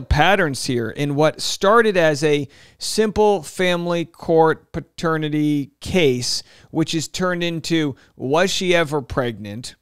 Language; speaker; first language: English; native; English